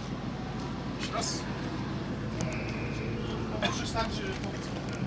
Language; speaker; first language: Polish; non-native, learner; English